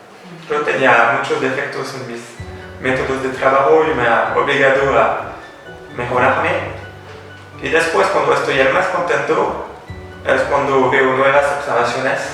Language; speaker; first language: Spanish; non-native, fluent; French